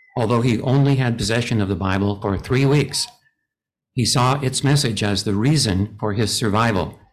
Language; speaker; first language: English; native; English